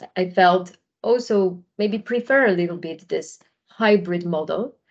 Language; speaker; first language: English; non-native, fluent; Polish